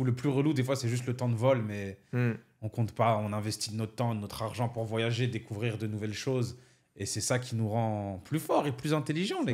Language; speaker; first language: French; native; French